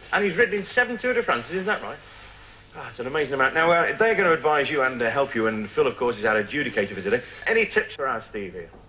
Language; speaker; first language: English; native; English